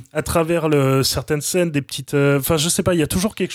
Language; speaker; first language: French; native; French